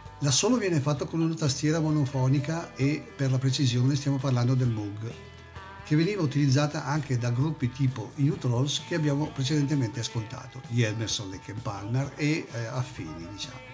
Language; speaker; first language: Italian; native; Italian